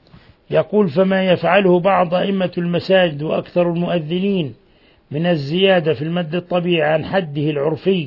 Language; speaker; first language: Arabic; native; Arabic